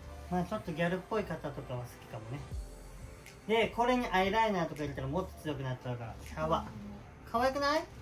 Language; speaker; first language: Japanese; native; Japanese